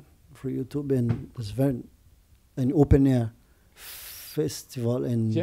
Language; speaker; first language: English; non-native, learner; Portuguese